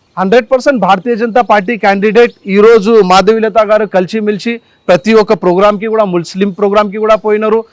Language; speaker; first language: Telugu; non-native, local second language; Marathi